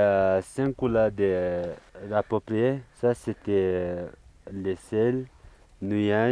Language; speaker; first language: French; non-native, learner; Sherpa